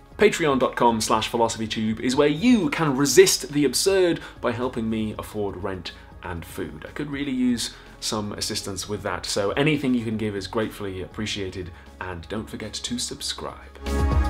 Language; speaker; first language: English; native; English